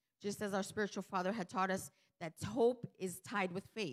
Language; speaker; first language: English; early bilingual, other home language; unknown